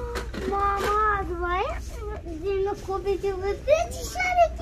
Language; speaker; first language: Russian; early bilingual, heritage; Russian